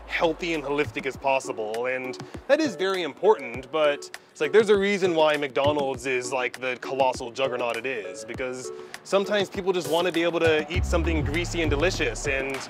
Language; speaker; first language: English; native; English